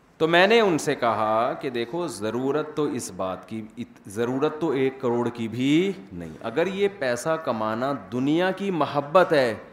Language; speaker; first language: Urdu; native; Urdu